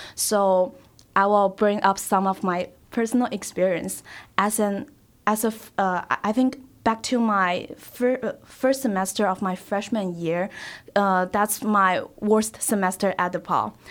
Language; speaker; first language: English; non-native, fluent; Chinese